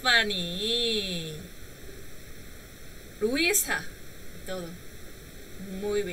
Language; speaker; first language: Spanish; non-native, learner; Korean